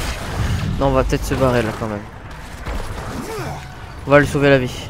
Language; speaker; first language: French; native; French